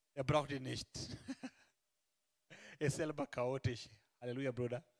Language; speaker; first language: German; non-native, fluent; Swahili